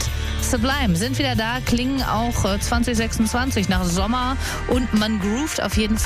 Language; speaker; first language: German; native; German